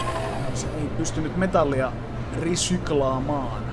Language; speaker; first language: Finnish; native; Finnish